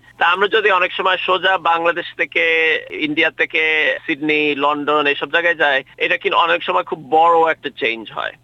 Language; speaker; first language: Bangla; early bilingual, heritage; Bangla